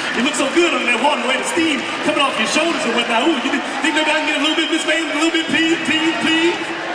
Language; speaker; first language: English; native; English